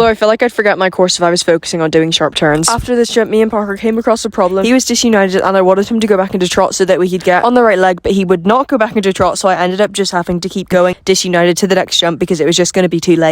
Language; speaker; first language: English; native; English